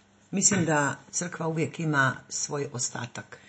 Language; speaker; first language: Croatian; native; Croatian